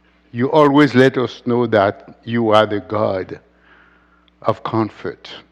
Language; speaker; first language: English; non-native, fluent; Haitian Creole